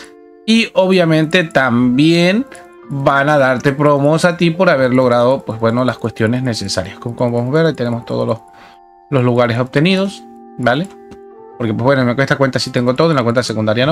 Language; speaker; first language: Spanish; native; Spanish